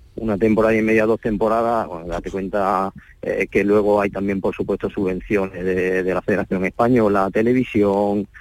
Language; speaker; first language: Spanish; native; Spanish